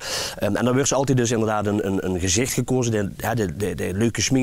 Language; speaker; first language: Dutch; native; Dutch